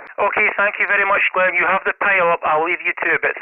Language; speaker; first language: English; native; English